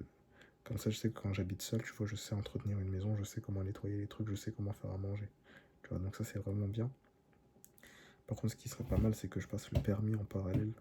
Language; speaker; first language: French; native; French